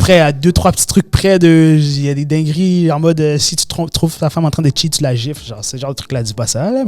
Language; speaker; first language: French; native; French